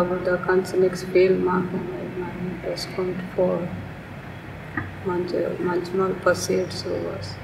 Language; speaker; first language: German; non-native, learner; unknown